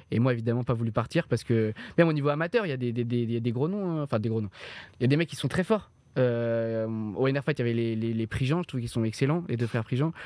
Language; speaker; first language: French; native; French